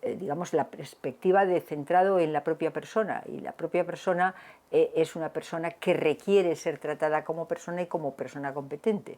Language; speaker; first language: Spanish; native; Spanish